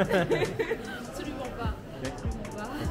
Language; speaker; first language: French; native; French